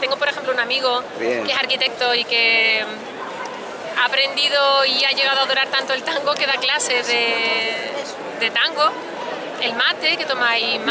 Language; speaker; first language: Spanish; native; Spanish